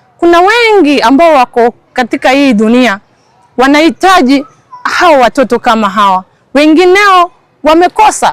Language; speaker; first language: Swahili; non-native, local second language; Gusii